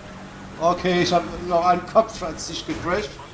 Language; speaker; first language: German; non-native, fluent; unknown